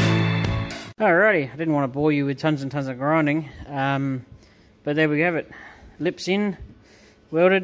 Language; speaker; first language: English; native; English